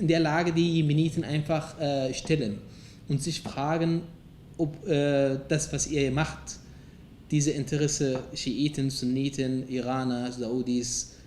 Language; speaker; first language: German; non-native, fluent; Arabic